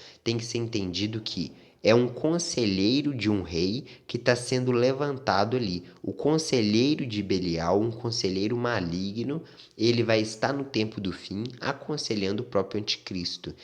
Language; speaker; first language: Portuguese; native; Portuguese